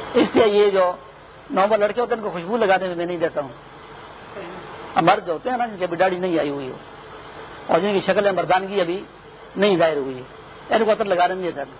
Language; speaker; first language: Urdu; non-native, local second language; Pashto